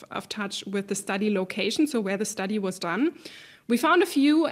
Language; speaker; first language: English; non-native, fluent; German